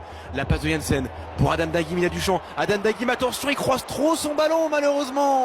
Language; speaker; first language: French; native; French